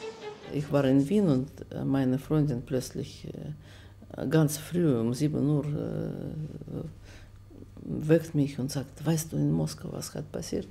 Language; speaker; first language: German; non-native, fluent; Russian